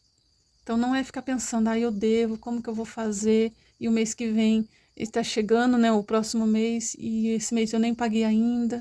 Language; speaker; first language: Portuguese; native; Portuguese